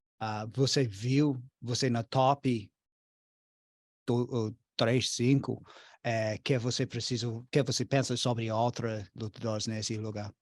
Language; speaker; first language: Portuguese; non-native, learner; English